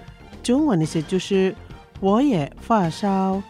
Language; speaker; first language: Chinese; non-native, local second language; Indonesian